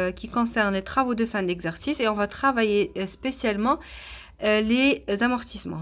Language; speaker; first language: French; non-native, local second language; Arabic